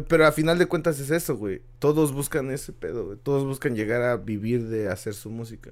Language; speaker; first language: Spanish; native; Spanish